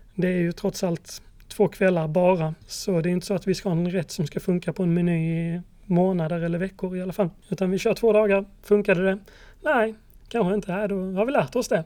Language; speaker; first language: Swedish; native; Swedish